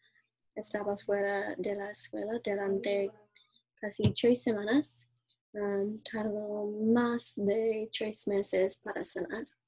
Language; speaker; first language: Spanish; non-native, learner; English